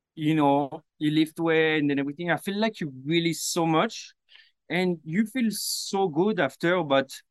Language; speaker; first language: English; non-native, fluent; French